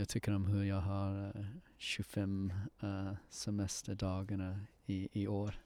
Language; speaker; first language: Swedish; non-native, learner; English